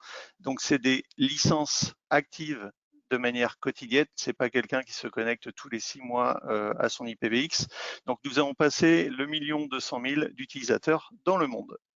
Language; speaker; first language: French; native; French